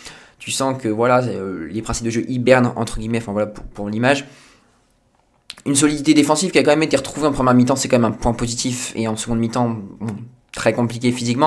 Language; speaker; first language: French; native; French